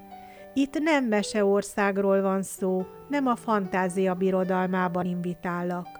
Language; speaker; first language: Hungarian; native; Hungarian